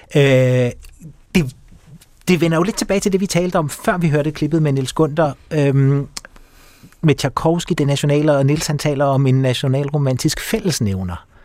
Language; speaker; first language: Danish; native; Danish